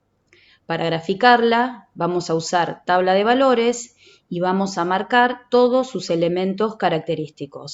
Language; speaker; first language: Spanish; native; Spanish